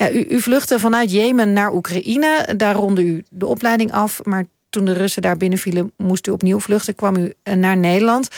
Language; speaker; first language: Dutch; native; Dutch